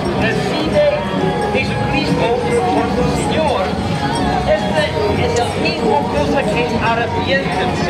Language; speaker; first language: Spanish; non-native, learner; English